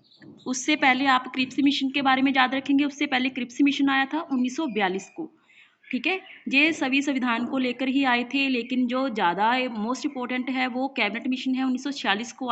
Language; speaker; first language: Hindi; non-native, local second language; Punjabi